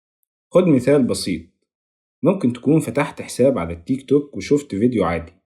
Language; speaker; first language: Arabic; native; Arabic